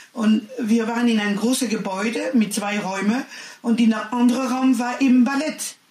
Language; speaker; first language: German; non-native, learner; French